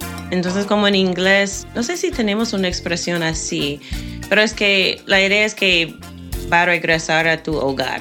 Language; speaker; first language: Spanish; non-native, fluent; English